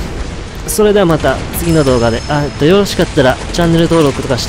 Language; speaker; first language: Japanese; native; Japanese